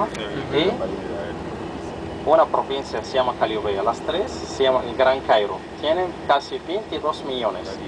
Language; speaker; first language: Spanish; non-native, fluent; Arabic